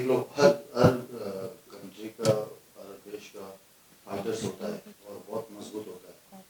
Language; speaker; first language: Hindi; non-native, fluent; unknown